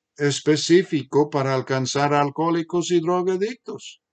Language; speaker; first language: Spanish; non-native, fluent; English